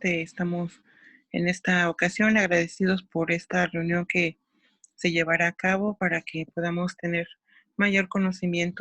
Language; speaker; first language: Spanish; native; Spanish